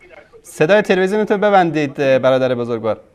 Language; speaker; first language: Persian; native; Persian